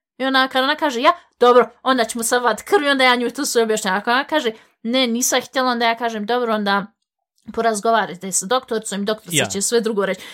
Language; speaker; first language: Bosnian; early bilingual, heritage; Bosnian